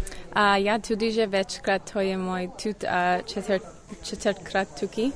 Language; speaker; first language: Slovenian; early bilingual, heritage; Slovenian